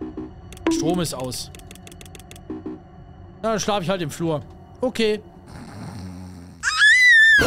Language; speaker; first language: German; native; German